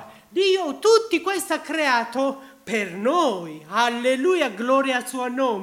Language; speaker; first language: Italian; non-native, learner; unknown